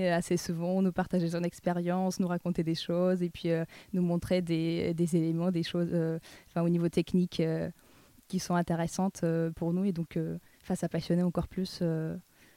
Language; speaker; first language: French; non-native, fluent; Russian